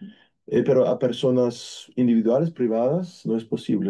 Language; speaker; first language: Spanish; non-native, fluent; German